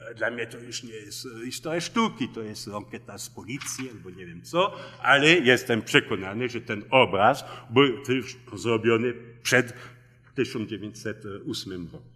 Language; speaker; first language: Polish; early bilingual, heritage; Polish